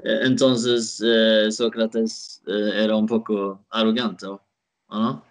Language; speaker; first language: Spanish; non-native, learner; Swedish